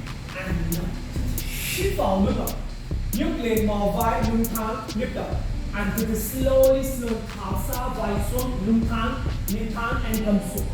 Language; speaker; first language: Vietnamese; non-native, learner; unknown